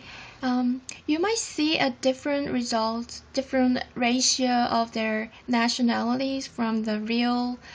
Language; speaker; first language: English; non-native, fluent; Korean